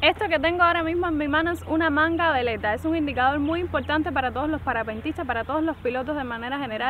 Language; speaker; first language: Spanish; native; Spanish